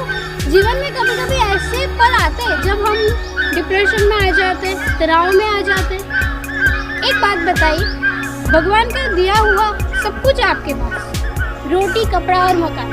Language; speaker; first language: Hindi; non-native, local second language; Gujarati